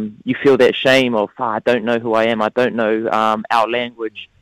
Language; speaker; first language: English; native; English